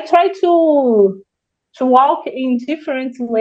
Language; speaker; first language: English; non-native, learner; Portuguese